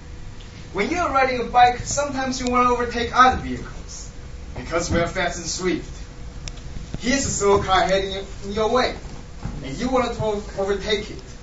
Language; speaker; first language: English; non-native, fluent; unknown